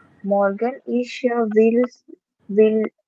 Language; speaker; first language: German; non-native, learner; Hindi